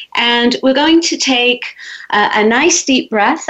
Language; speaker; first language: English; native; English